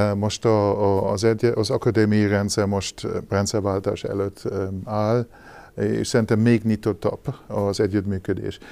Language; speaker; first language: Hungarian; non-native, learner; German